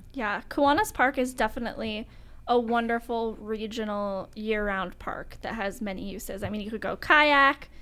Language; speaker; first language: English; native; English